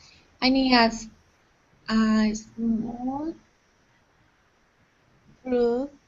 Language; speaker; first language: English; non-native, learner; Portuguese